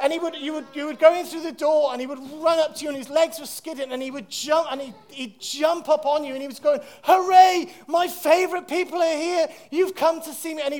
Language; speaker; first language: English; native; English